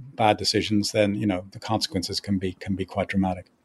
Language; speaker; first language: English; native; English